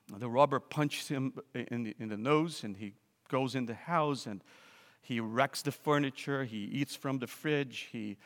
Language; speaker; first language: English; non-native, fluent; Portuguese